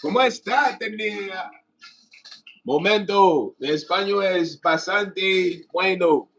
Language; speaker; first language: Spanish; non-native, learner; English